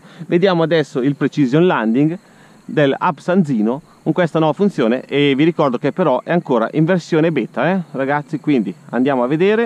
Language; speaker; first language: Italian; native; Italian